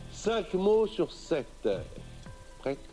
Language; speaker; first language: French; native; French